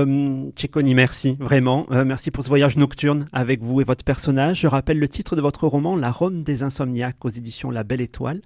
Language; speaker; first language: French; native; French